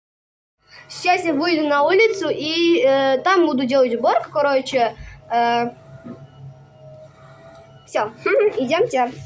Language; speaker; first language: Russian; non-native, local second language; Kazakh